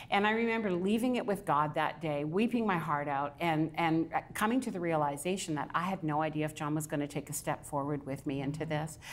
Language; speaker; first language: English; native; English